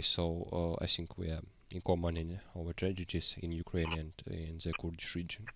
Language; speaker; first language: English; non-native, learner; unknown